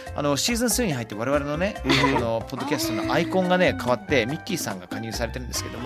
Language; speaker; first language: Japanese; early bilingual, heritage; Japanese